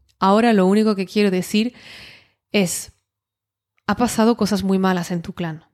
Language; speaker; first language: Spanish; non-native, fluent; French